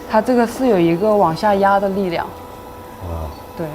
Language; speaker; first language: Chinese; native; Chinese